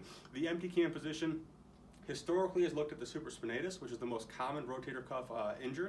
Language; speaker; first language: English; native; English